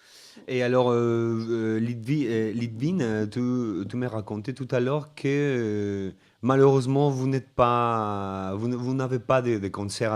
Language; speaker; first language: French; non-native, fluent; Spanish